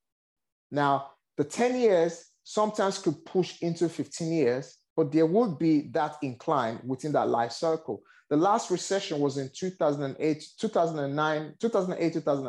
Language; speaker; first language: English; non-native, local second language; Yoruba